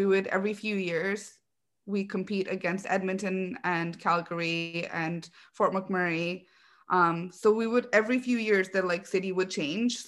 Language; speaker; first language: English; native; English